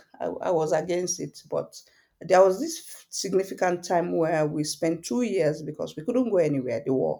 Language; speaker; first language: English; non-native, local second language; Fula